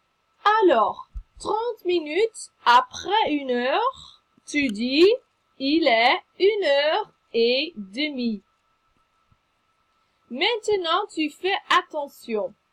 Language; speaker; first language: French; non-native, fluent; Dutch